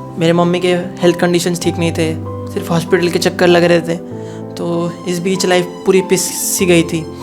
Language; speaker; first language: Hindi; non-native, local second language; Marathi